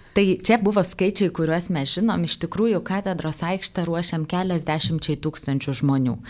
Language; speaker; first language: Lithuanian; native; Lithuanian